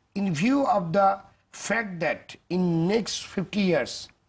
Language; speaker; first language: English; non-native, local second language; Bangla